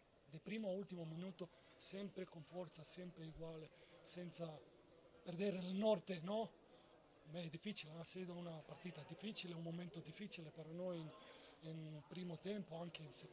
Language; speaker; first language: Italian; non-native, learner; Spanish